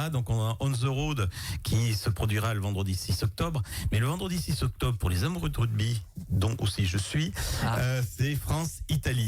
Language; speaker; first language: French; native; French